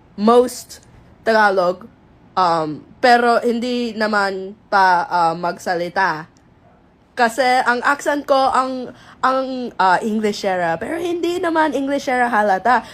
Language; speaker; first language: Filipino; non-native, local second language; English